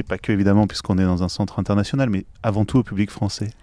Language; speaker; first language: French; native; French